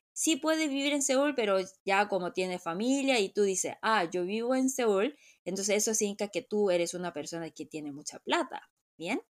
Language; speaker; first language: Spanish; non-native, fluent; Korean